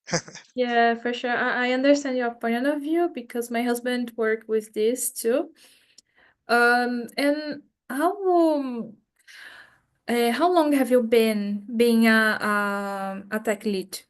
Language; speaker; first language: English; non-native, fluent; Portuguese